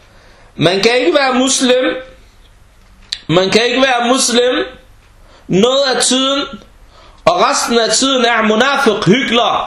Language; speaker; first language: Danish; early bilingual, other home language; Arabic